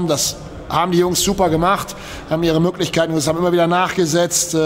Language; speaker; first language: German; native; German